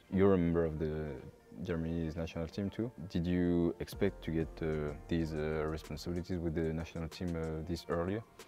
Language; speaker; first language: English; non-native, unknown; French